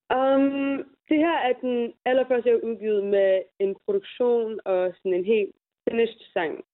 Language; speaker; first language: Danish; early bilingual, heritage; English